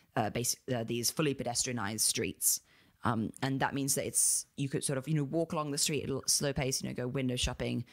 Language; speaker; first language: English; native; English